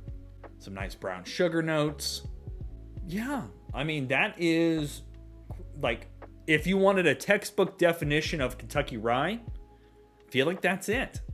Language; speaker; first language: English; native; English